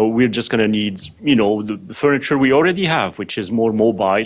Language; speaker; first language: English; non-native, fluent; French